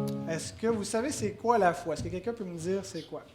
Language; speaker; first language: French; native; French